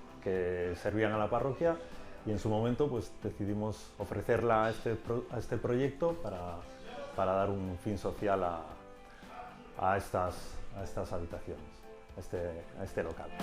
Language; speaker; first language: Spanish; native; Spanish